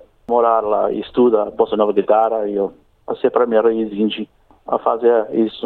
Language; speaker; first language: Portuguese; non-native, learner; English